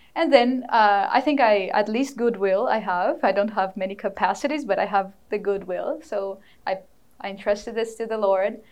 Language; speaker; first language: English; non-native, fluent; Portuguese